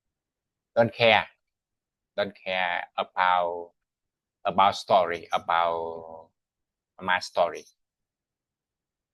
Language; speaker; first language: English; non-native, learner; Vietnamese